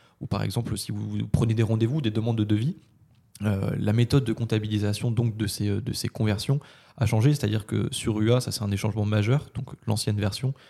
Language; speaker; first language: French; native; French